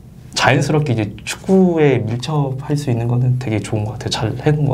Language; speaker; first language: Korean; native; Korean